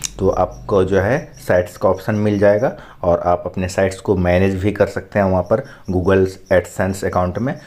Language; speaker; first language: Hindi; native; Hindi